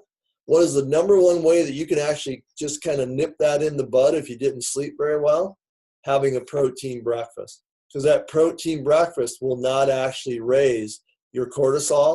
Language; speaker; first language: English; native; English